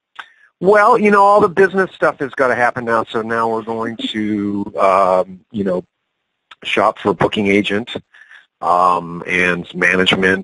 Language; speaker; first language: English; native; English